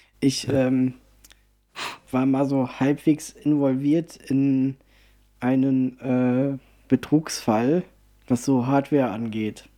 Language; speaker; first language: German; early bilingual, other home language; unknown